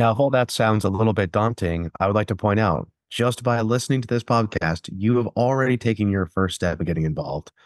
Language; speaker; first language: English; native; English